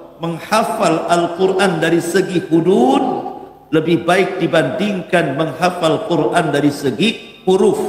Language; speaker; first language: Indonesian; native; Indonesian